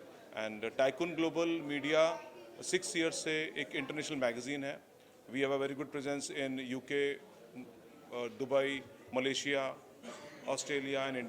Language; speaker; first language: Hindi; native; Hindi